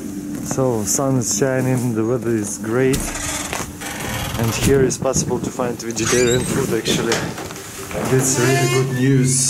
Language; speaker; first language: English; non-native, learner; Russian